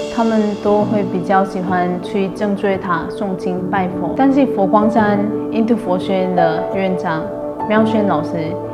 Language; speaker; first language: Chinese; non-native, fluent; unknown